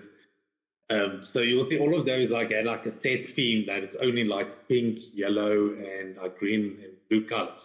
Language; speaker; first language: English; non-native, local second language; Afrikaans